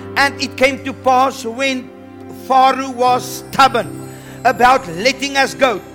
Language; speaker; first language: English; non-native, local second language; Afrikaans